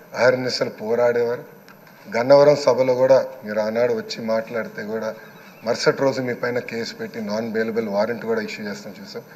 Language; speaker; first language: Telugu; native; Telugu